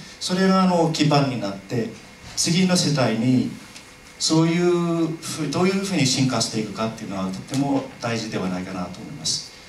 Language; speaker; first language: Japanese; non-native, fluent; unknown